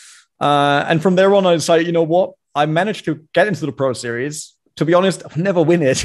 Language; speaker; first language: English; non-native, fluent; German